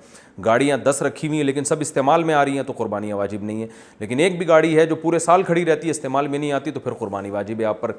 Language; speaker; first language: Urdu; native; Urdu